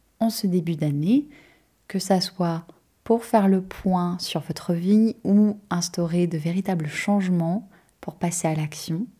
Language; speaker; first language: French; native; French